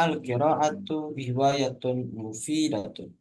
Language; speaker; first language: Arabic; non-native, fluent; Indonesian